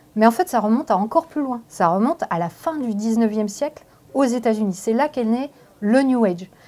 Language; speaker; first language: French; native; French